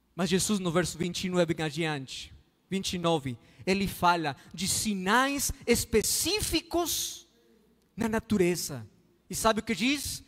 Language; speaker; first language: Portuguese; non-native, fluent; Spanish